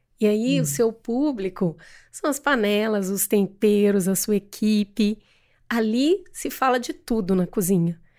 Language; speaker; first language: Portuguese; native; Portuguese